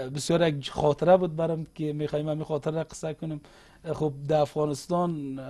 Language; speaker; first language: Persian; non-native, local second language; Uzbek